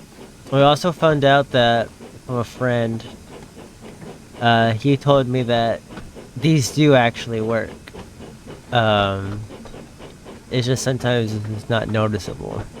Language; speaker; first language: English; native; English